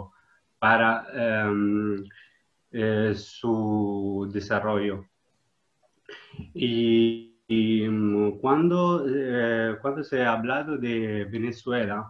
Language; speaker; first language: Spanish; non-native, learner; Italian